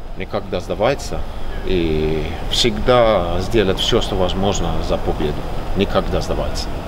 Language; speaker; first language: Russian; non-native, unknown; Finnish